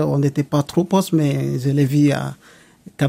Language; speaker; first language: French; non-native, local second language; Bambara